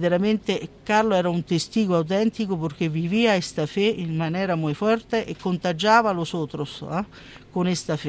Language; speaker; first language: Spanish; non-native, learner; Italian